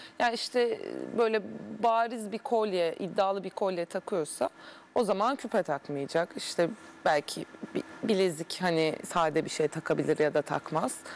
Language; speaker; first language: Turkish; early bilingual, heritage; Turkish